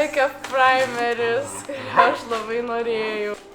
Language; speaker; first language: Lithuanian; native; Lithuanian